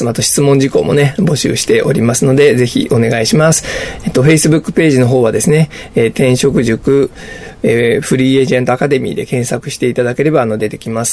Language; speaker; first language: Japanese; native; Japanese